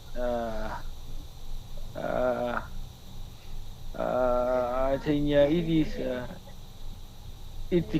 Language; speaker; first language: English; non-native, learner; Vietnamese